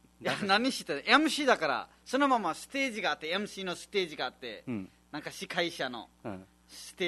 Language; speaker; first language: Japanese; non-native, fluent; Nepali